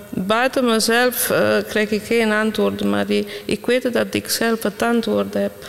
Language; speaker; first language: Dutch; non-native, fluent; Italian